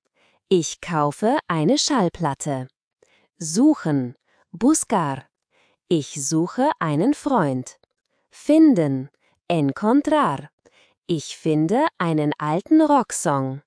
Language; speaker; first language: German; non-native, fluent; Spanish